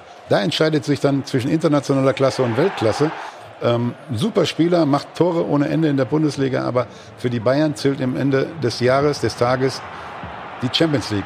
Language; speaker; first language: German; native; German